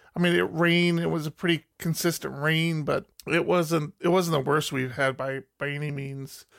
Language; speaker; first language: English; native; English